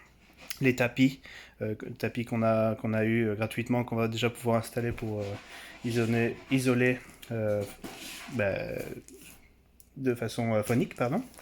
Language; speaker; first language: French; native; French